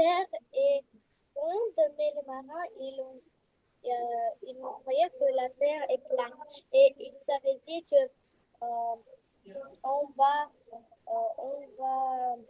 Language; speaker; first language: French; non-native, fluent; Russian